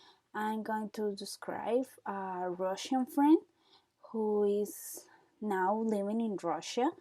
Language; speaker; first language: English; non-native, learner; Spanish